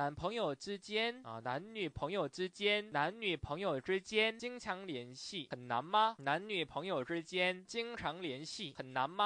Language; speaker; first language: Chinese; non-native, fluent; Korean